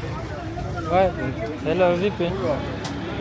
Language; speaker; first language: English; non-native, learner; French